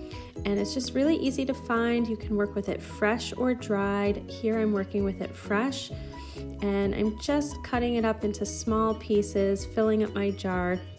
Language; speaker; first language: English; native; English